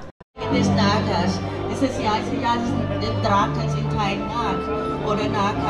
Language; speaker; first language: German; non-native, fluent; Thai